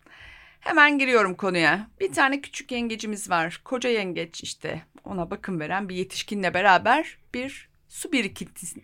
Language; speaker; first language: Turkish; native; Turkish